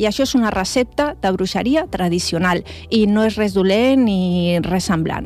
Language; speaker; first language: Catalan; non-native, local second language; Spanish